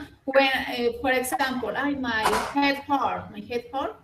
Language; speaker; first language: English; non-native, learner; Spanish